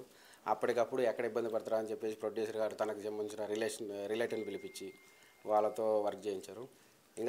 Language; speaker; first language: Telugu; native; Telugu